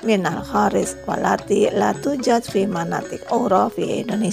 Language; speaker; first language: Arabic; non-native, fluent; Indonesian